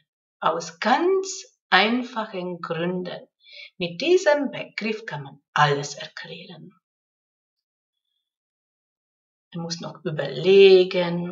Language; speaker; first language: German; non-native, fluent; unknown